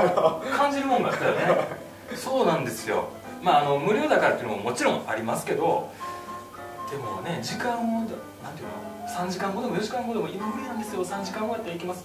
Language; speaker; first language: Japanese; native; Japanese